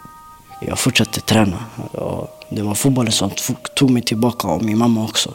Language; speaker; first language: Swedish; early bilingual, other home language; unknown